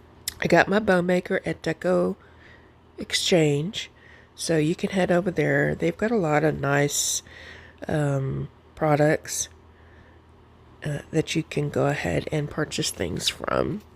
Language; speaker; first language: English; native; English